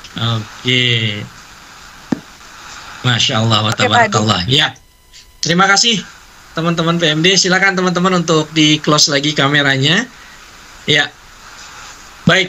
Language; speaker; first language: Indonesian; native; Indonesian